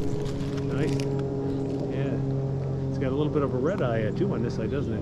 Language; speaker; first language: English; native; English